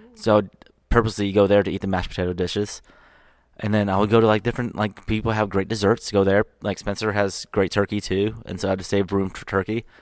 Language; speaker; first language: English; early bilingual, other home language; Filipino